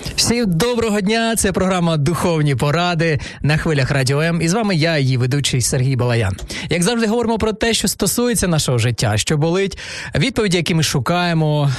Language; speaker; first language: Ukrainian; non-native, local second language; Russian